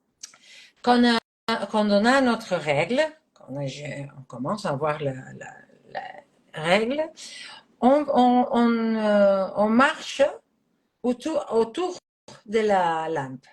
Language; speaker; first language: French; non-native, fluent; Catalan